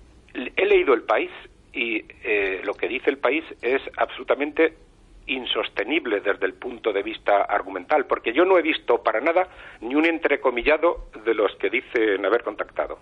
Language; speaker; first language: Spanish; native; Spanish